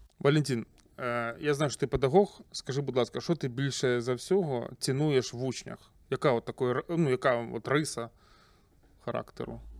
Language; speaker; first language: Ukrainian; native; Ukrainian